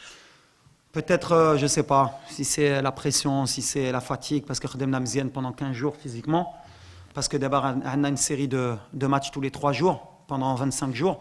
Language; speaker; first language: French; non-native, local second language; Arabic